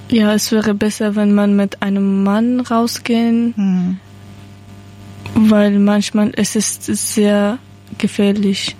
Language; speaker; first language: German; non-native, learner; Persian